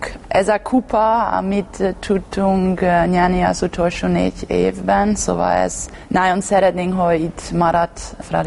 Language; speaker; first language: Hungarian; non-native, learner; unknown